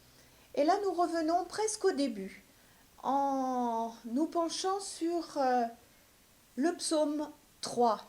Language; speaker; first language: French; native; French